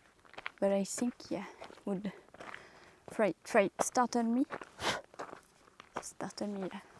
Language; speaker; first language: English; non-native, fluent; French